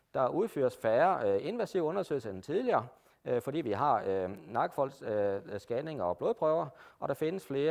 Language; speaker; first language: Danish; native; Danish